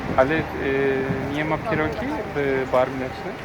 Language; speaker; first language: Polish; non-native, learner; Turkish